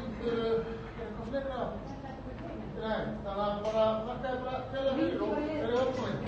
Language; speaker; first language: Icelandic; native; Icelandic